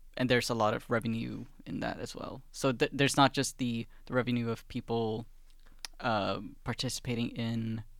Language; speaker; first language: English; early bilingual, other home language; Swedish